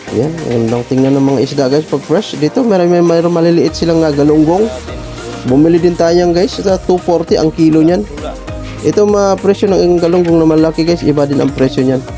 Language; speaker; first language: Filipino; non-native, local second language; Cebuano